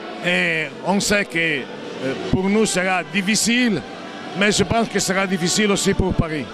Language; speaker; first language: French; non-native, fluent; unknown